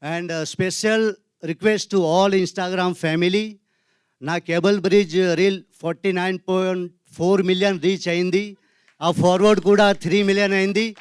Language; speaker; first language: Telugu; non-native, local second language; Hindi